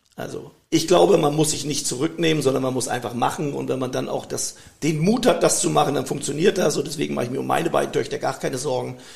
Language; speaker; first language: German; native; German